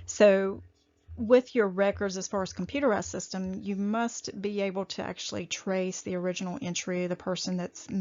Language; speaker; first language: English; native; English